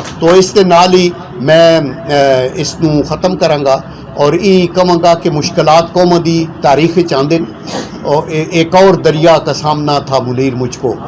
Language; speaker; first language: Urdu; non-native, local second language; Punjabi